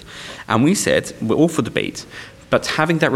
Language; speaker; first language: English; non-native, local second language; Yiddish